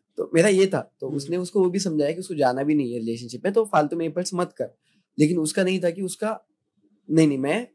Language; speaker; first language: Hindi; non-native, local second language; Marathi